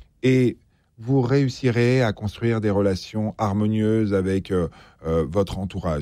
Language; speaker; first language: French; native; French